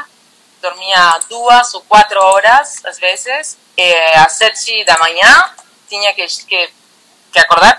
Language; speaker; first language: Portuguese; non-native, learner; Spanish